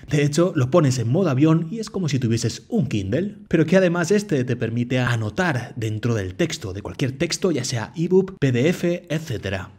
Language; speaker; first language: Spanish; native; Spanish